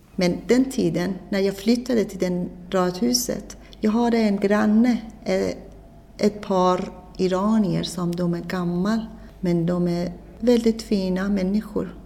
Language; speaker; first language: Swedish; non-native, fluent; Persian